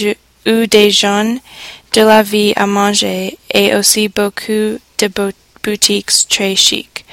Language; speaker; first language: French; non-native, learner; English